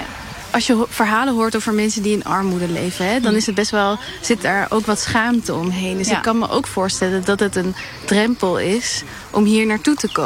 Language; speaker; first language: Dutch; native; Dutch